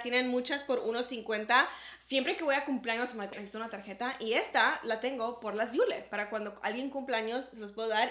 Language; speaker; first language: Spanish; early bilingual, heritage; Spanish